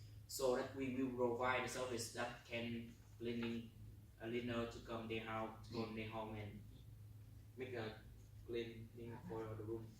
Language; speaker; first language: English; non-native, learner; Vietnamese